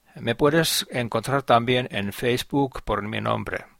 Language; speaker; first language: Spanish; non-native, fluent; Finnish